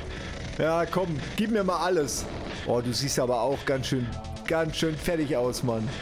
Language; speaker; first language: German; native; German